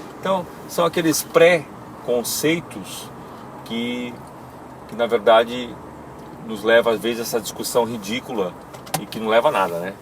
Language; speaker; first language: Portuguese; native; Portuguese